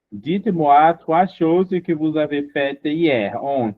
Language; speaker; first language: French; non-native, fluent; Portuguese